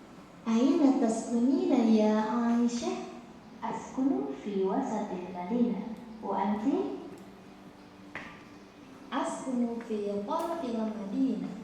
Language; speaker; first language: Arabic; non-native, learner; Indonesian